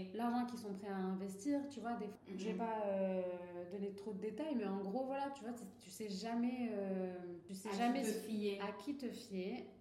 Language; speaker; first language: French; non-native, local second language; Arabic